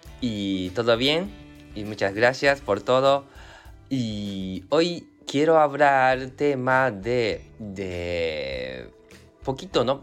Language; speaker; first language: Spanish; non-native, learner; Japanese